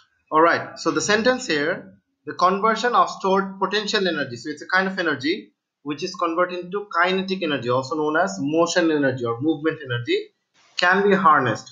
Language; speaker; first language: English; non-native, local second language; Bangla